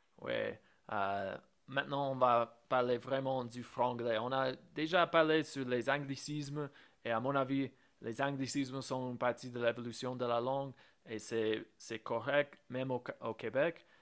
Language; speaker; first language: French; non-native, fluent; English